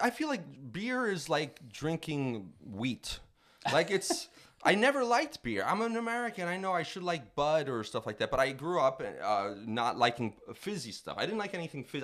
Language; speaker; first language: English; native; English